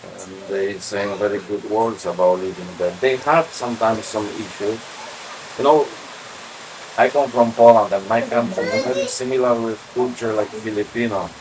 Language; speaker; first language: English; non-native, learner; Polish